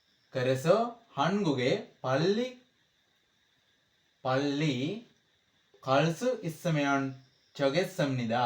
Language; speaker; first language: Korean; non-native, learner; Sinhala